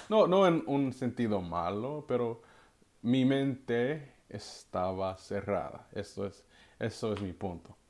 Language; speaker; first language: Spanish; non-native, learner; English